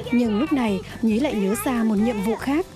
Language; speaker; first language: Vietnamese; native; Vietnamese